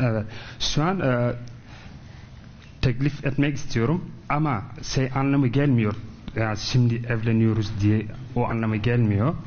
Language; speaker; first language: Turkish; non-native, learner; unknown